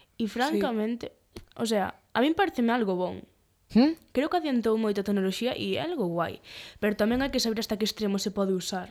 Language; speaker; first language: Galician; non-native, local second language; Spanish